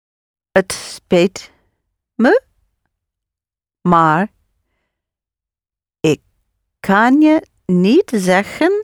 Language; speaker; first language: Dutch; non-native, learner; English